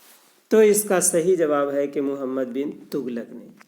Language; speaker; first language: Hindi; non-native, local second language; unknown